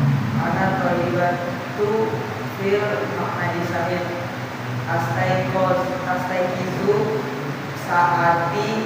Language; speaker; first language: Arabic; non-native, learner; Indonesian